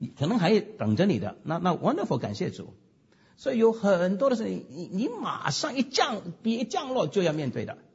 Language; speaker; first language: Chinese; non-native, local second language; Cantonese